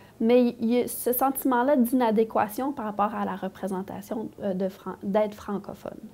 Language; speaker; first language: French; native; French